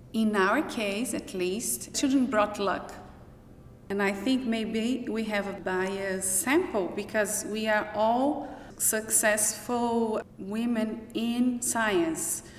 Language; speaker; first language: English; non-native, fluent; Portuguese